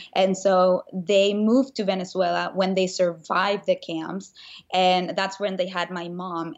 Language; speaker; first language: English; non-native, fluent; Spanish